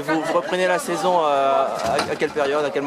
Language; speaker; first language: French; native; French